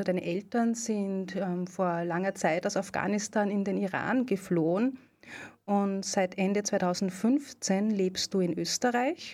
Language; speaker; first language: German; native; German